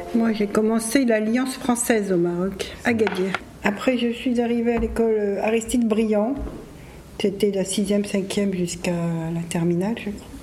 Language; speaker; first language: French; early bilingual, other home language; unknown